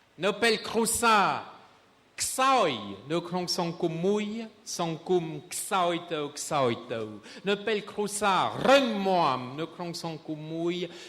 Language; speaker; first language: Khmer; non-native, fluent; French